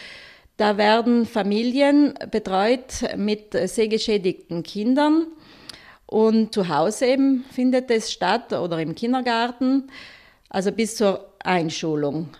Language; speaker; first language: German; native; German